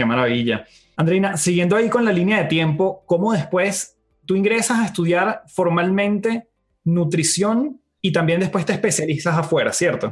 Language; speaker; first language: Spanish; native; Spanish